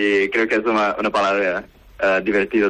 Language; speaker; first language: Spanish; non-native, learner; Portuguese